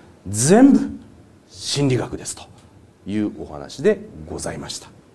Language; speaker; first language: Japanese; native; Japanese